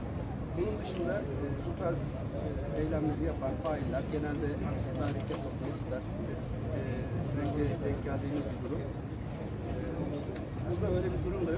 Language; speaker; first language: Turkish; native; Turkish